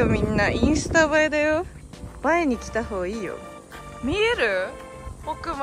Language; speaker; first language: Japanese; native; Japanese